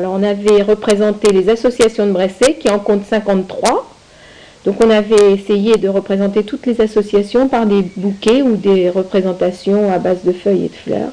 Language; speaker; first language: French; native; French